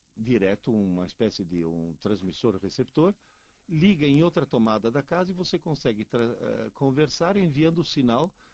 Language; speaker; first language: Portuguese; non-native, fluent; Italian